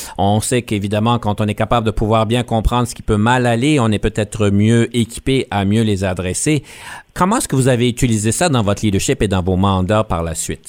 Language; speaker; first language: French; native; French